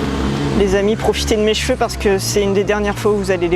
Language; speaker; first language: French; native; French